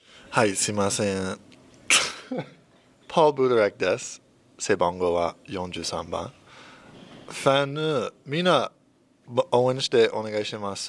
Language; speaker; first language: Japanese; non-native, learner; English